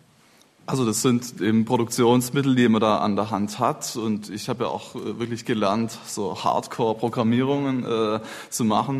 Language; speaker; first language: German; native; German